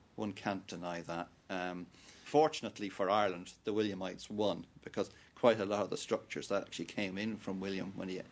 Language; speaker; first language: English; native; English